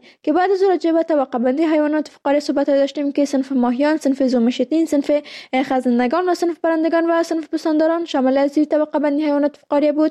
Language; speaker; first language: Persian; native; Persian